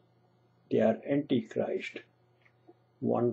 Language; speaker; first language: English; non-native, local second language; Punjabi